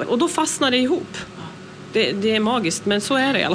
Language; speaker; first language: Swedish; native; Swedish